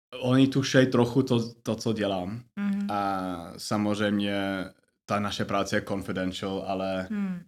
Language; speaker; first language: Czech; non-native, fluent; English